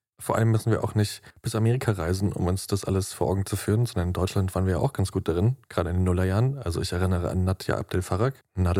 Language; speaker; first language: German; native; German